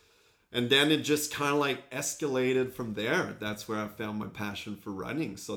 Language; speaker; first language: English; non-native, fluent; French